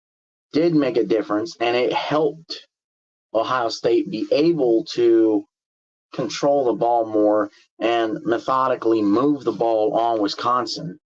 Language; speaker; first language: English; native; English